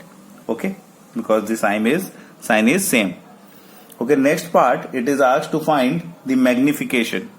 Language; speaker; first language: English; non-native, local second language; Hindi